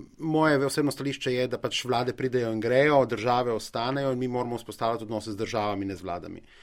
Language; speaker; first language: Slovenian; native; Slovenian